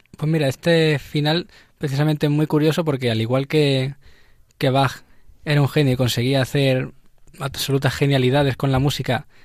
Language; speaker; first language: Spanish; native; Spanish